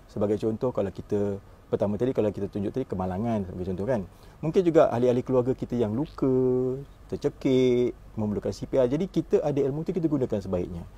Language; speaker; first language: Malay; native; Malay